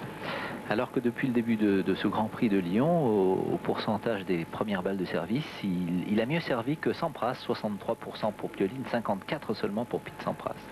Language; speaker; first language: French; native; French